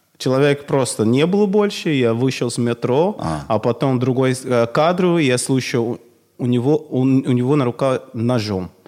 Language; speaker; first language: Russian; non-native, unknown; Portuguese